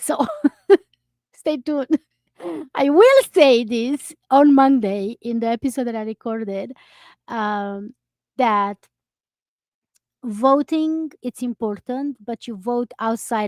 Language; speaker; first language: English; non-native, fluent; Romanian